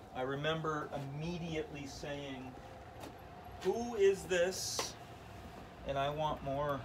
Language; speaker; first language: English; native; English